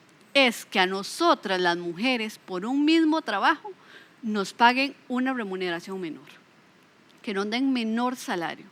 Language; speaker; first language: Spanish; native; Spanish